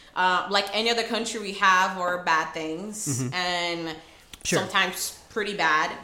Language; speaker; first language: English; early bilingual, other home language; Portuguese